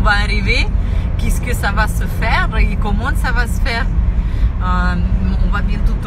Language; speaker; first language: French; non-native, fluent; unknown